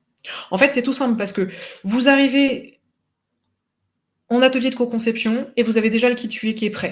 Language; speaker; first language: French; native; French